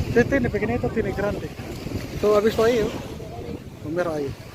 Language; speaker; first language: Spanish; non-native, learner; Filipino